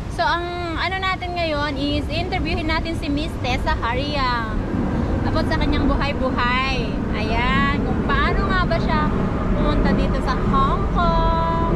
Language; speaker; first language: Filipino; native; Filipino